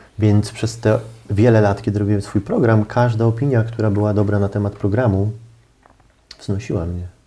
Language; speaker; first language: Polish; native; Polish